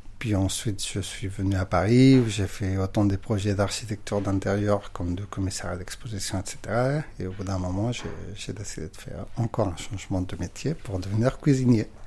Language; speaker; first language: French; non-native, fluent; Spanish